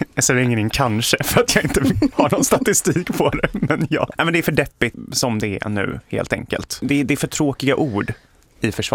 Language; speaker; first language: Swedish; native; Swedish